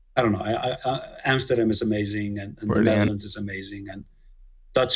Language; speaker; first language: English; non-native, fluent; Icelandic